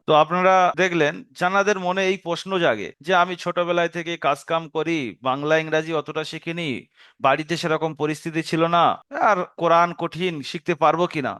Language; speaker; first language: Bangla; native; Bangla